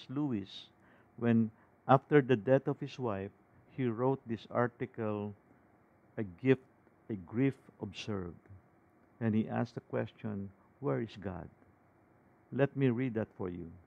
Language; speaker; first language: English; non-native, local second language; Filipino